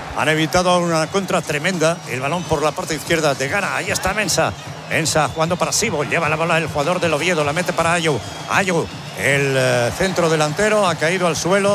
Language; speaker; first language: Spanish; native; Spanish